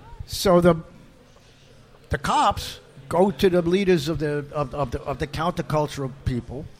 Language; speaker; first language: English; native; English